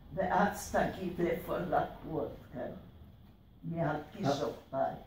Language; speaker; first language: Hebrew; early bilingual, other home language; Hungarian